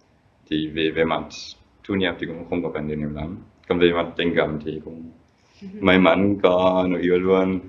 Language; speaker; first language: Vietnamese; non-native, fluent; German